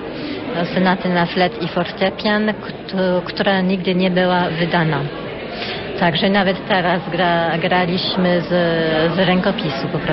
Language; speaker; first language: Polish; early bilingual, heritage; Polish